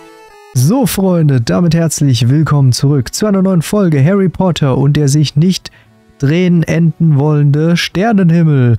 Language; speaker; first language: German; native; German